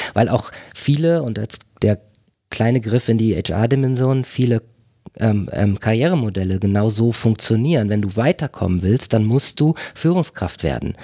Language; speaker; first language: German; native; German